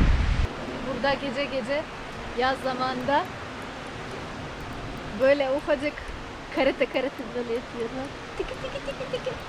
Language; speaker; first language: Turkish; non-native, learner; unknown